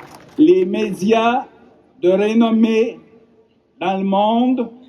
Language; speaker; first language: French; non-native, local second language; Ukrainian